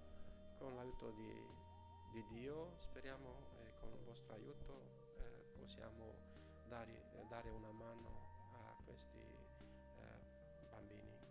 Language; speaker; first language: Italian; non-native, fluent; Romanian